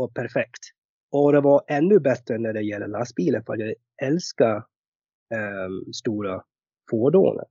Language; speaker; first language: Swedish; non-native, fluent; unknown